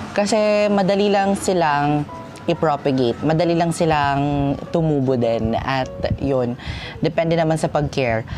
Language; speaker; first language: Filipino; non-native, local second language; Waray